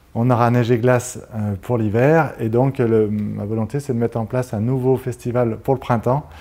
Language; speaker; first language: French; native; French